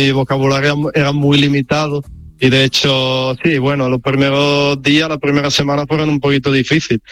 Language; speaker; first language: Spanish; non-native, fluent; Italian